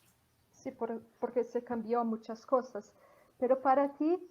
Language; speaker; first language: Spanish; non-native, fluent; Portuguese